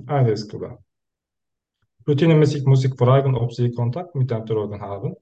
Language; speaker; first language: German; non-native, learner; Turkish